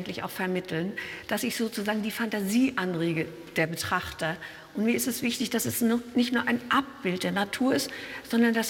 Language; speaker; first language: German; native; German